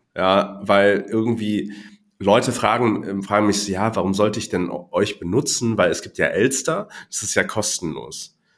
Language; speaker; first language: German; non-native, fluent; Cantonese